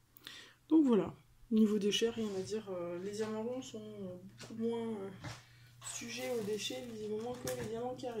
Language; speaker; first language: French; native; French